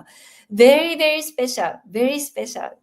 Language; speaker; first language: English; non-native, learner; Japanese